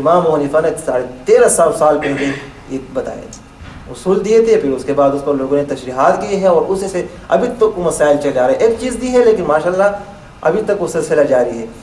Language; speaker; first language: Urdu; non-native, local second language; Pashto